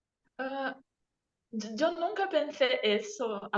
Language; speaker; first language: Spanish; non-native, learner; Portuguese